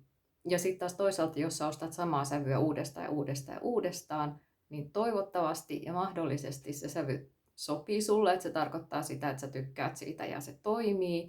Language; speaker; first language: Finnish; native; Finnish